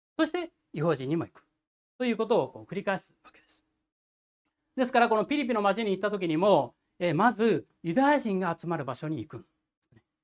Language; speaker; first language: Japanese; native; Japanese